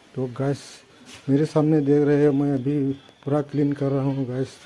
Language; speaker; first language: Hindi; non-native, local second language; Assamese